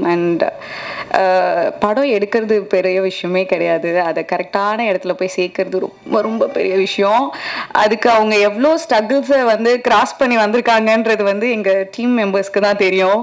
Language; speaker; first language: Tamil; native; Tamil